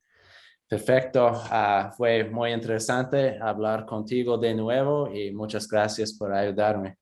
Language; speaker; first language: Spanish; non-native, fluent; English